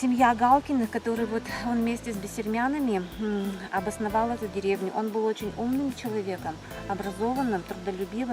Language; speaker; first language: Russian; native; Russian